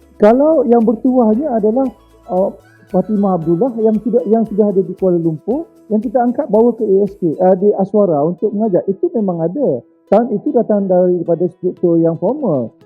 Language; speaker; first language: Malay; native; Malay